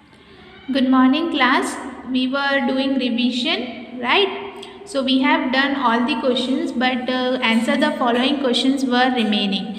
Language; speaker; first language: English; non-native, local second language; Hindi